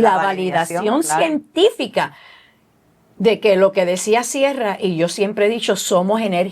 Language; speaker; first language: Spanish; native; Spanish